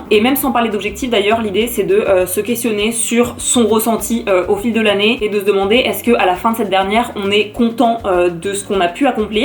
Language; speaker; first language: French; native; French